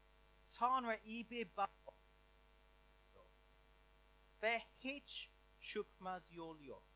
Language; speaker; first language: Turkish; non-native, learner; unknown